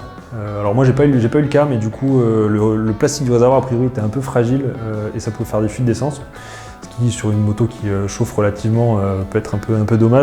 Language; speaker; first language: French; native; French